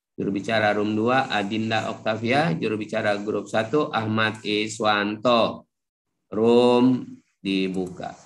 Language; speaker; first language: Indonesian; native; Indonesian